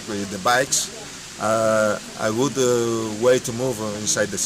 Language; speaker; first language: English; non-native, learner; Spanish